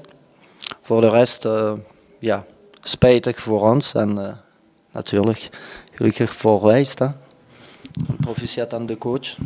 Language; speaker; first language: Dutch; non-native, local second language; French